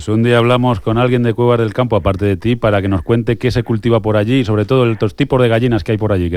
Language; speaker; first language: Spanish; native; Spanish